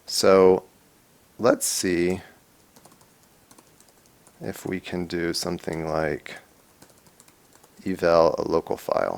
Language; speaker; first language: English; native; English